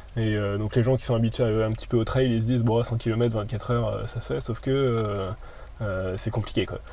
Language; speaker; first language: French; native; French